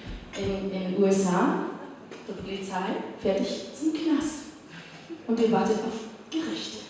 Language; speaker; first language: German; non-native, fluent; English